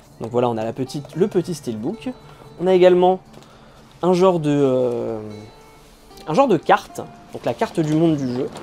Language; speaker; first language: French; native; French